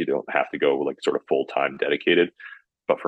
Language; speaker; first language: English; native; English